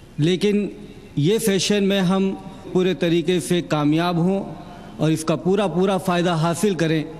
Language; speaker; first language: Urdu; native; Urdu